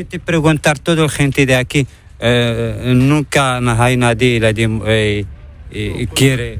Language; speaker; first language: Spanish; non-native, learner; Arabic